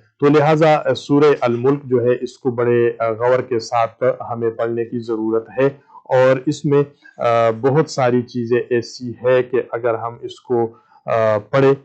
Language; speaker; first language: Urdu; native; Urdu